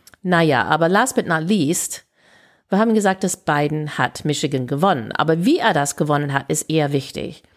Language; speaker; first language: German; non-native, fluent; English